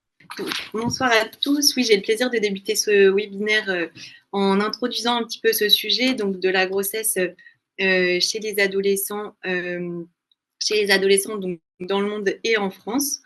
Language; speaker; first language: French; native; French